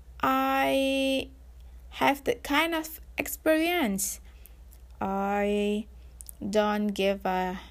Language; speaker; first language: English; non-native, learner; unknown